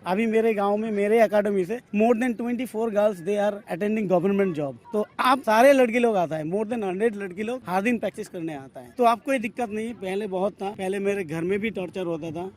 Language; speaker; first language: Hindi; non-native, local second language; Bangla